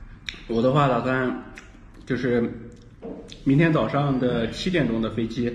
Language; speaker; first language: Chinese; native; Chinese